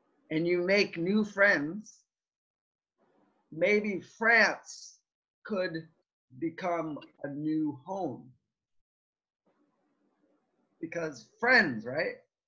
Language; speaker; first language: English; native; English